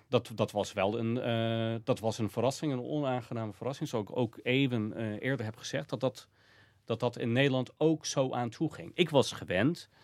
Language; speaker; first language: Dutch; non-native, fluent; English